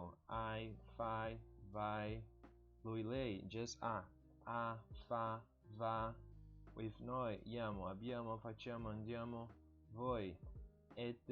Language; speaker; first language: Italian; non-native, learner; Portuguese